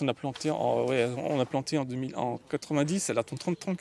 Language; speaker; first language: French; native; French